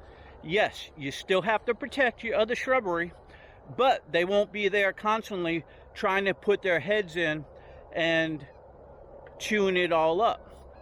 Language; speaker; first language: English; native; English